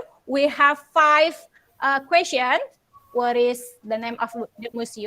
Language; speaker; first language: English; non-native, local second language; Indonesian